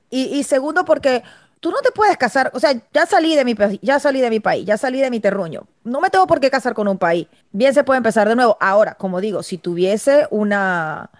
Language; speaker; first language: Spanish; native; Spanish